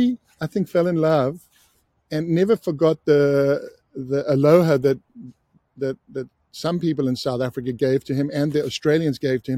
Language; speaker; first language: English; native; English